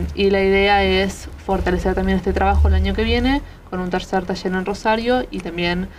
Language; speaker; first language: Spanish; native; Spanish